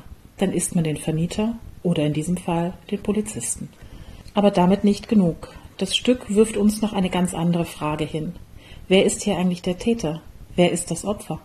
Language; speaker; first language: German; native; German